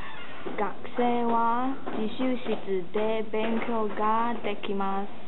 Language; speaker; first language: Japanese; non-native, learner; Cantonese